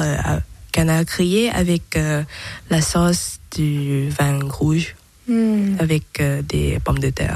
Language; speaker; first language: French; non-native, learner; Thai